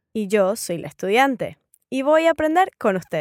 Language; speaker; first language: Spanish; native; Spanish